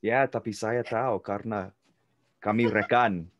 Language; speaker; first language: Indonesian; non-native, fluent; English